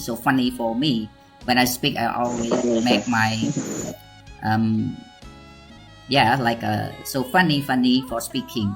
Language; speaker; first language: English; non-native, learner; Khmer